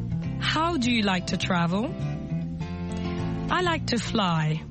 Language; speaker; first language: English; non-native, fluent; French